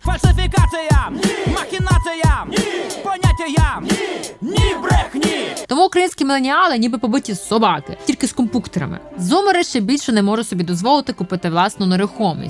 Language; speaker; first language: Ukrainian; native; Ukrainian